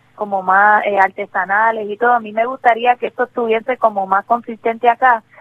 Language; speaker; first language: Spanish; native; Spanish